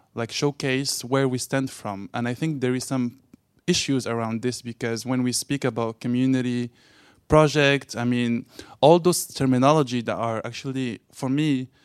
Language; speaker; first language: English; non-native, fluent; Arabic